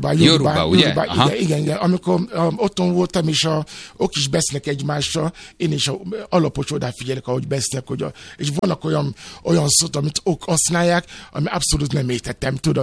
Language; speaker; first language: Hungarian; non-native, learner; Yoruba